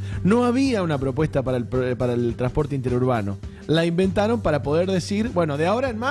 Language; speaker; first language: Spanish; native; Spanish